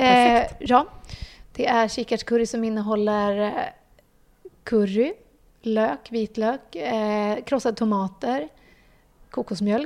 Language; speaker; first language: Swedish; native; Swedish